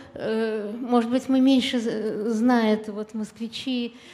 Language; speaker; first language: Russian; native; Russian